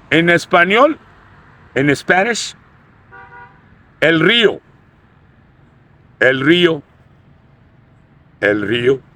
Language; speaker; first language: Spanish; non-native, fluent; Urdu